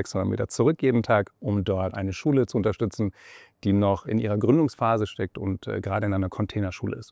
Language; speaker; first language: German; native; German